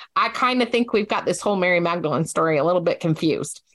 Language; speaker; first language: English; native; English